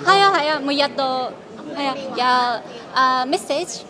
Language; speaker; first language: Cantonese; non-native, learner; Japanese